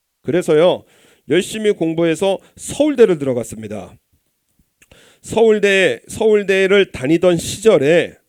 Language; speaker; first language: Korean; native; Korean